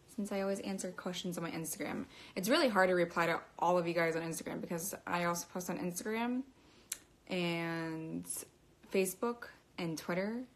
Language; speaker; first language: English; native; English